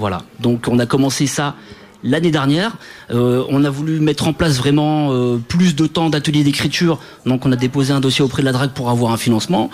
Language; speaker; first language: French; native; French